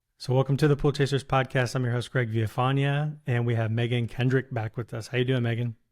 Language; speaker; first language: English; native; English